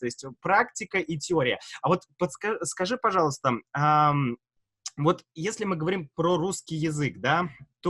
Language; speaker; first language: Russian; native; Russian